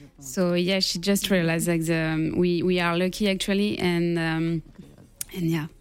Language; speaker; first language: English; non-native, learner; French